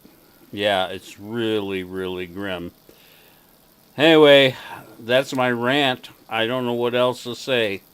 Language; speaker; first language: English; native; English